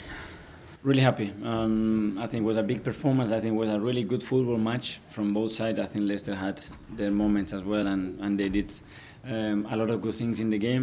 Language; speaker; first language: English; non-native, fluent; Spanish